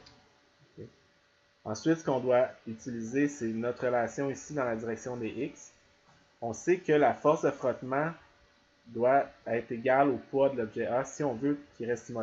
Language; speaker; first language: French; native; French